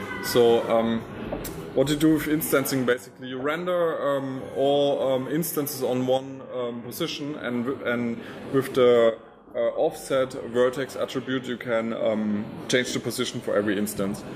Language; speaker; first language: English; non-native, fluent; German